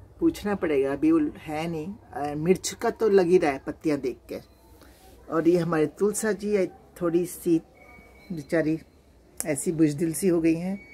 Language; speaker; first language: Hindi; native; Hindi